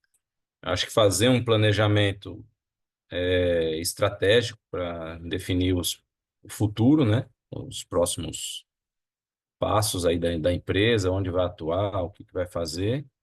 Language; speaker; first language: Portuguese; native; Portuguese